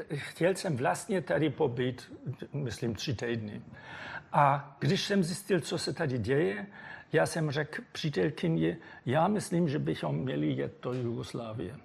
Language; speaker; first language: Czech; non-native, fluent; German